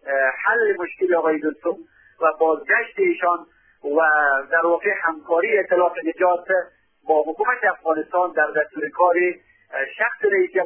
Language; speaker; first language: Persian; native; Persian